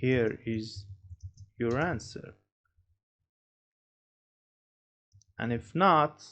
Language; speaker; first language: English; non-native, fluent; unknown